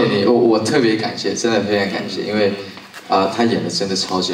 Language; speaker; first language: Chinese; native; Chinese